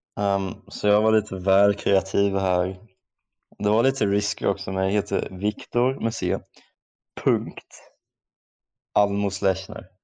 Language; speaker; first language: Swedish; non-native, fluent; German